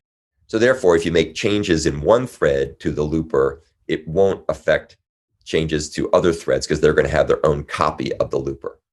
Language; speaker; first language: English; native; English